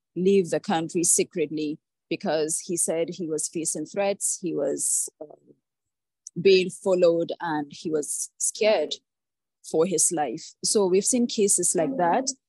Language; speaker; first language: English; non-native, local second language; Hausa